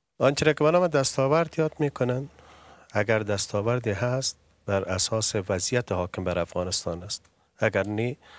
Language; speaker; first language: Persian; native; Persian